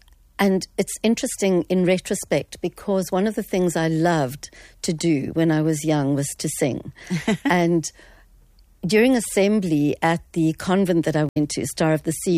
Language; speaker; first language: English; native; English